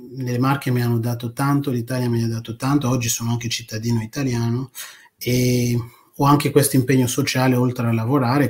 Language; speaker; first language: Italian; non-native, fluent; Kinyarwanda